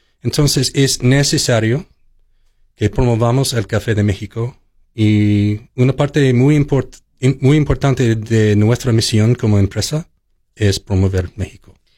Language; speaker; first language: Spanish; non-native, fluent; English